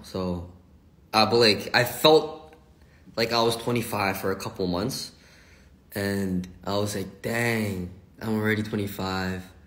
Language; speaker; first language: English; early bilingual, other home language; Korean